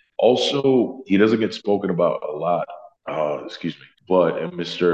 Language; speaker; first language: English; early bilingual, other home language; Spanish